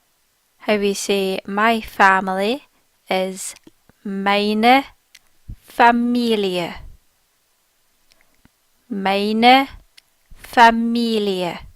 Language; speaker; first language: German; non-native, fluent; English